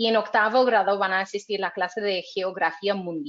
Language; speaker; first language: Spanish; non-native, fluent; English